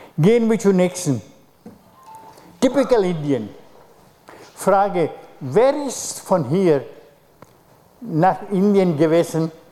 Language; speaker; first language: German; non-native, fluent; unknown